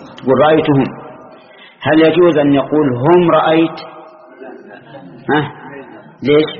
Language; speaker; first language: Arabic; native; Arabic